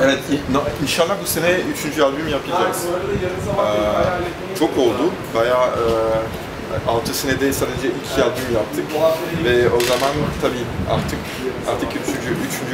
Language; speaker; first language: Turkish; non-native, fluent; French